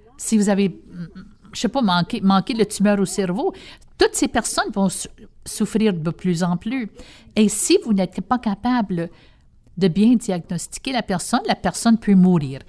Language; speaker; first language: French; non-native, fluent; English